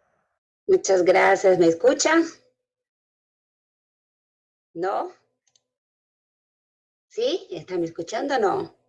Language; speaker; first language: Spanish; non-native, fluent; Portuguese